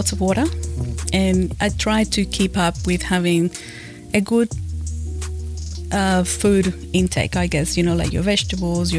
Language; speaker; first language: English; non-native, fluent; Spanish